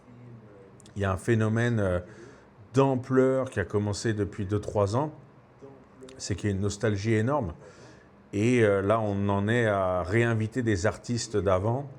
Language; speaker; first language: French; native; French